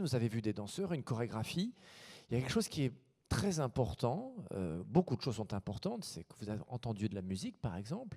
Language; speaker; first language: French; native; French